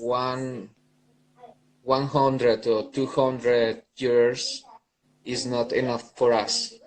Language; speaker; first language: English; non-native, learner; Spanish